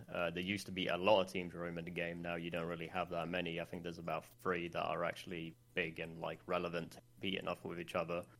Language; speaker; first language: English; non-native, fluent; Swedish